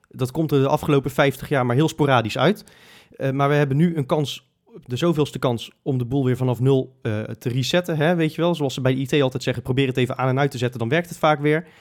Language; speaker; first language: Dutch; native; Dutch